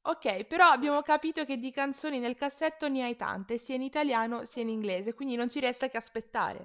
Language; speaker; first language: Italian; native; Italian